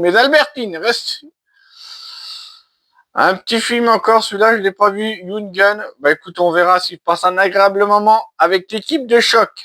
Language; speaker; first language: French; native; French